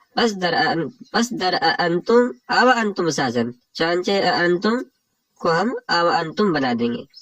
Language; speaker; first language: Urdu; native; Urdu